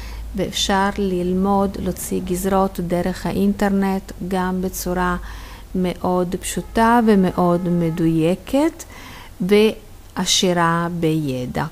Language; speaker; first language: Hebrew; non-native, fluent; Italian